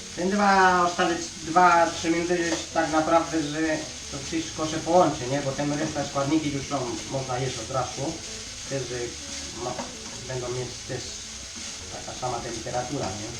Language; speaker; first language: Polish; non-native, learner; Spanish